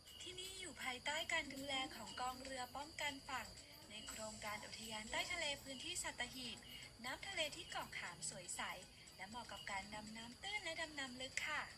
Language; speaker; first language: Thai; native; Thai